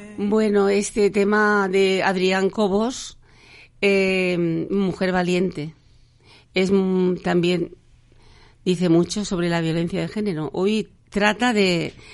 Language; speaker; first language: Spanish; native; Spanish